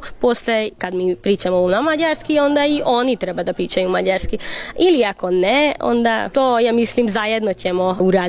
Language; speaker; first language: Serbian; non-native, local second language; Hungarian